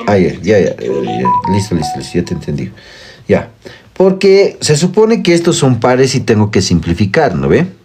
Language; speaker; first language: Spanish; native; Spanish